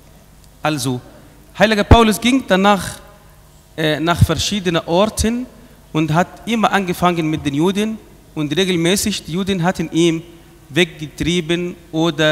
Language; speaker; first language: German; non-native, fluent; Arabic